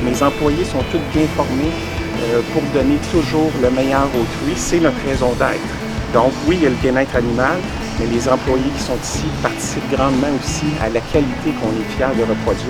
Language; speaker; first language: French; native; French